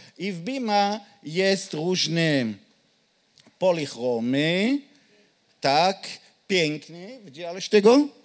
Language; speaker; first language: Polish; non-native, learner; Hebrew